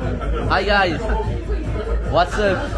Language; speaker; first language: English; non-native, learner; French